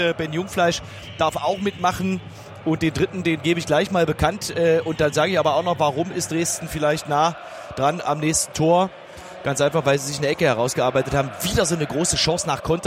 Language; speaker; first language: German; native; German